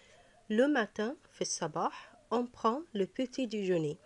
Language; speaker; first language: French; non-native, fluent; Arabic